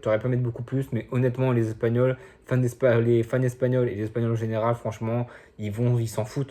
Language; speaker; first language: French; native; French